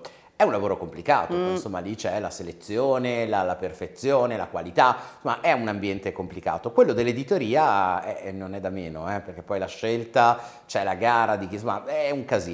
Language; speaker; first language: Italian; native; Italian